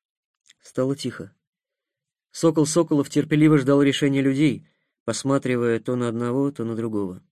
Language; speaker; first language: Russian; native; Russian